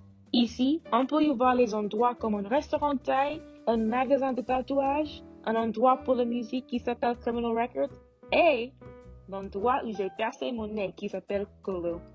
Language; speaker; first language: French; non-native, learner; English